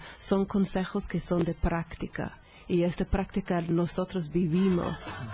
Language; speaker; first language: Spanish; non-native, fluent; English